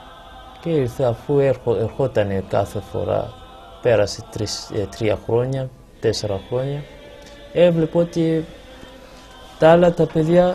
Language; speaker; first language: Greek; non-native, fluent; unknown